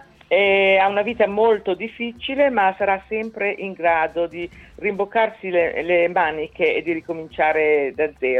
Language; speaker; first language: Italian; native; Italian